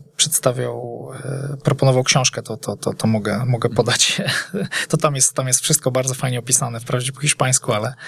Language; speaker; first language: Polish; native; Polish